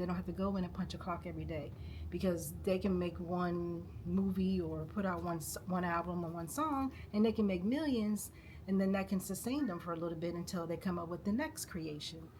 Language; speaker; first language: English; native; English